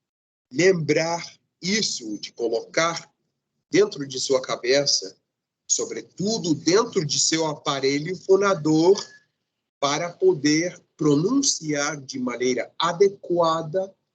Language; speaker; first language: Portuguese; non-native, fluent; Spanish